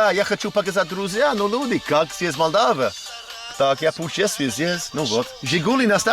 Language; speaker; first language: Russian; non-native, learner; English